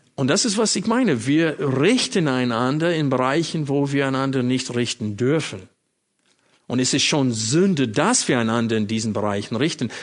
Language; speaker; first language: German; non-native, fluent; English